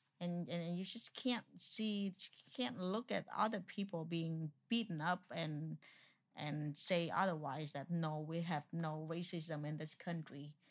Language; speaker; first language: English; non-native, fluent; Vietnamese